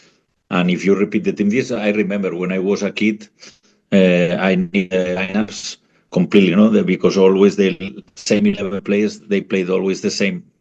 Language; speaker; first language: English; non-native, fluent; Spanish